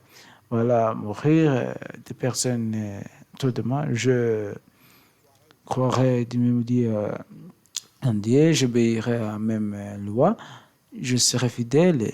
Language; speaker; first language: French; non-native, learner; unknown